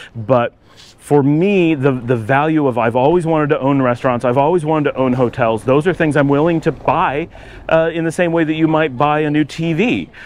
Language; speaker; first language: English; native; English